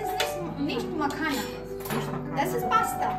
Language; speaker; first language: German; non-native, learner; Bangla